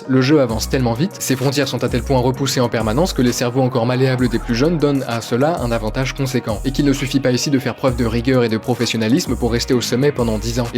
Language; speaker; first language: French; native; French